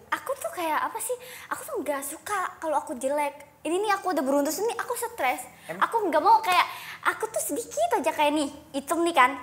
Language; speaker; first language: Indonesian; native; Indonesian